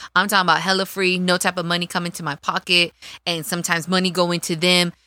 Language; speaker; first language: English; native; English